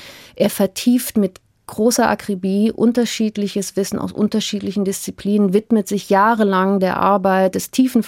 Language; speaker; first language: German; early bilingual, heritage; German